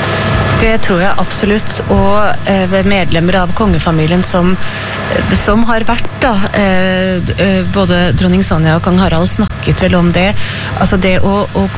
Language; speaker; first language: Norwegian; native; Norwegian